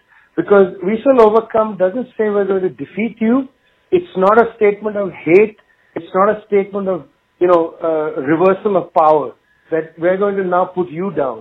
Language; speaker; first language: English; non-native, local second language; Bangla